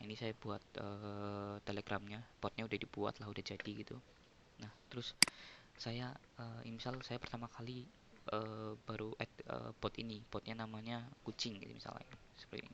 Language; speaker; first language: Indonesian; native; Indonesian